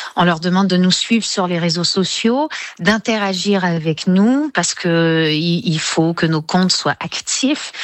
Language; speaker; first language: French; native; French